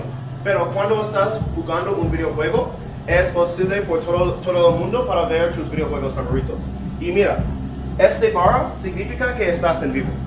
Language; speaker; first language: Spanish; non-native, learner; English